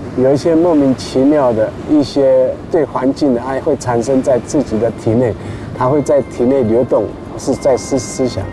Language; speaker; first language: Chinese; non-native, local second language; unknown